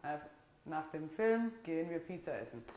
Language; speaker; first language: German; non-native, fluent; Italian